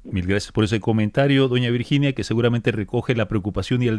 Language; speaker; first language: Spanish; native; Spanish